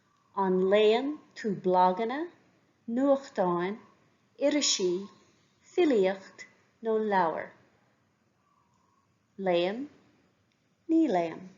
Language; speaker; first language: Irish; non-native, local second language; English